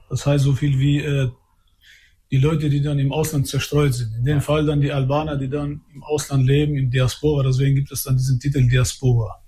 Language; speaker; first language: German; early bilingual, other home language; Albanian